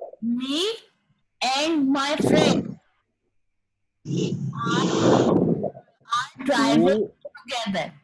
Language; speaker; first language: English; non-native, local second language; Urdu